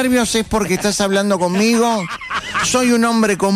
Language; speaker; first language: Spanish; native; Spanish